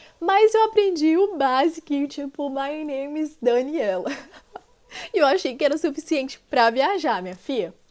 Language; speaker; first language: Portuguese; native; Portuguese